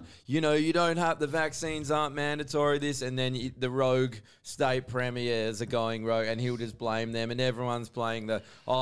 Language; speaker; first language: English; native; English